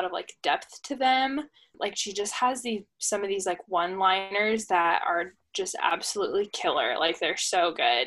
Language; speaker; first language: English; native; English